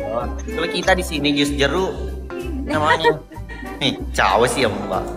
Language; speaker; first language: Indonesian; non-native, local second language; Buginese